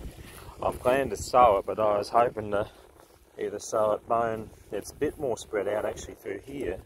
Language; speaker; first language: English; native; English